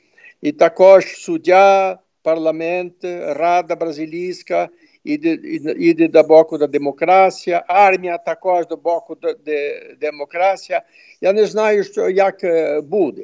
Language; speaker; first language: Ukrainian; early bilingual, heritage; Ukrainian